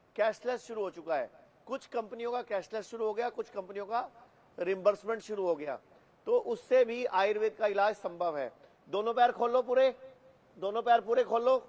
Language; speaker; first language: Hindi; native; Hindi